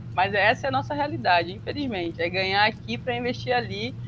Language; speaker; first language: Portuguese; native; Portuguese